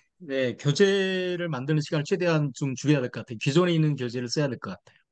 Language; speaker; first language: Korean; native; Korean